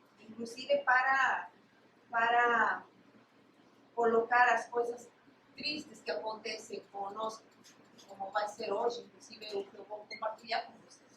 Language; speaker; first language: Portuguese; non-native, fluent; Spanish